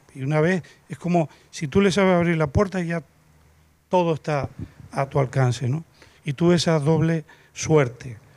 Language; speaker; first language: Spanish; native; Spanish